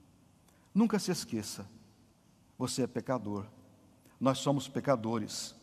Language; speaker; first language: Portuguese; native; Portuguese